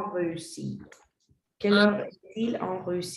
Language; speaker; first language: French; non-native, learner; Spanish